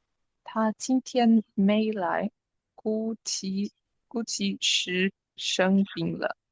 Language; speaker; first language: Chinese; non-native, learner; English